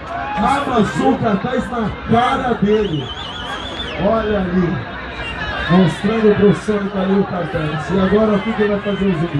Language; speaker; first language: Portuguese; native; Portuguese